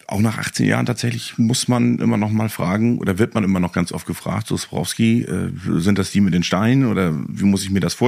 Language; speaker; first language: German; native; German